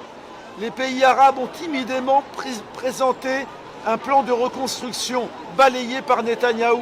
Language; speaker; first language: French; native; French